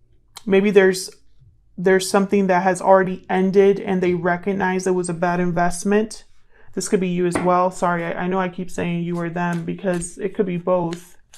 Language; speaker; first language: English; native; English